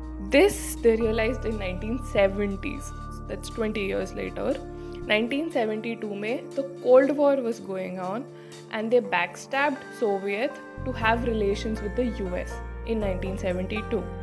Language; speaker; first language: English; non-native, local second language; Hindi